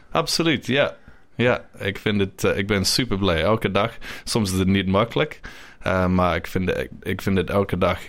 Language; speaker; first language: Dutch; non-native, learner; English